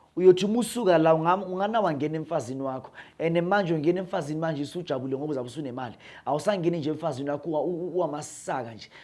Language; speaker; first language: Zulu; non-native, local second language; Northern Sotho